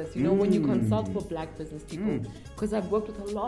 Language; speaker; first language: English; non-native, local second language; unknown